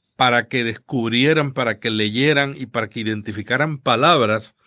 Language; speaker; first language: Spanish; native; Spanish